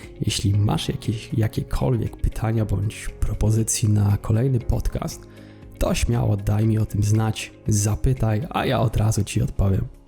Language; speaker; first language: Polish; native; Polish